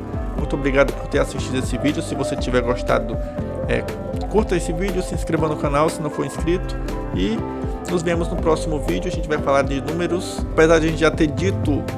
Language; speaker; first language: Portuguese; native; Portuguese